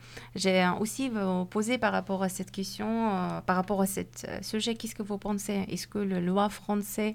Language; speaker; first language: French; non-native, fluent; Persian